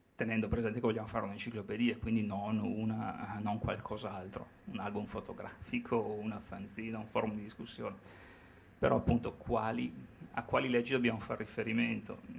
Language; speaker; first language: Italian; native; Italian